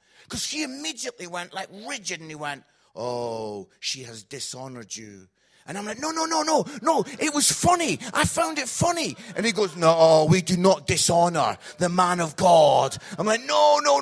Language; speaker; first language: English; native; English